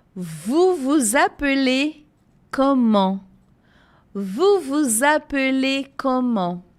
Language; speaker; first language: French; non-native, fluent; Portuguese